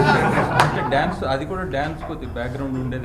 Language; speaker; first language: Telugu; native; Telugu